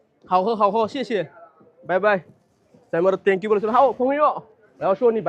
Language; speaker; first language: Chinese; non-native, learner; Bangla